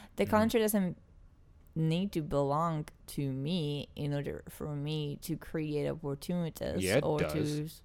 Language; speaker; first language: English; non-native, fluent; Italian